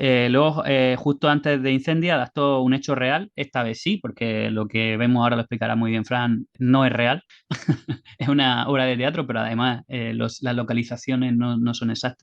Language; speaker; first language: Spanish; native; Spanish